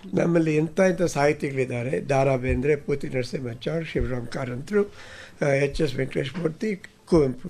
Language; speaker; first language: Kannada; native; Kannada